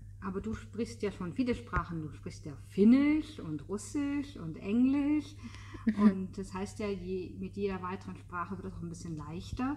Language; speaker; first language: German; native; German